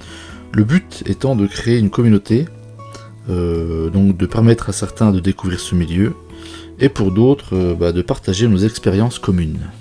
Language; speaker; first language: French; native; French